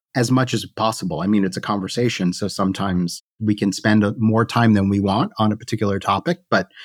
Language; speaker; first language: English; native; English